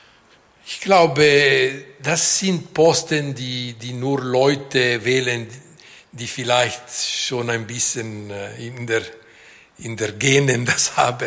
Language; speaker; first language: German; non-native, local second language; French